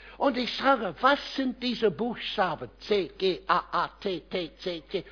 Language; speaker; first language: German; non-native, fluent; English